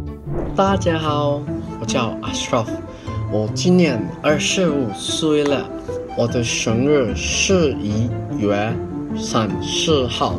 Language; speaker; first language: Chinese; non-native, learner; Malay